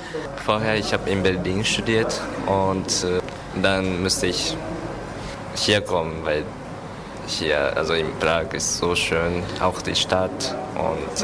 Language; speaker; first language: German; non-native, learner; Japanese